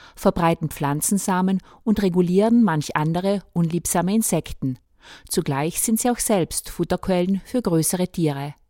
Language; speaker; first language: German; native; German